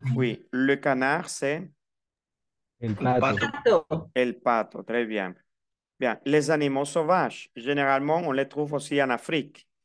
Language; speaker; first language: Spanish; native; Spanish